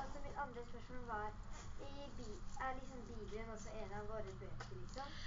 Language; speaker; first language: Norwegian; early bilingual, other home language; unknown